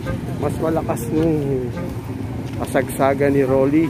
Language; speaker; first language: Filipino; native; Filipino